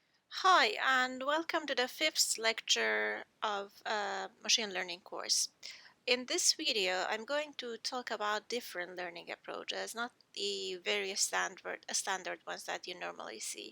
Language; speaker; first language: English; non-native, fluent; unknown